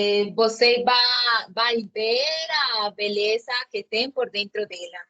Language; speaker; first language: Portuguese; non-native, learner; Spanish